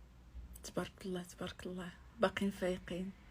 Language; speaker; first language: Arabic; native; Arabic